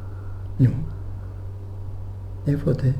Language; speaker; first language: Hebrew; non-native, fluent; French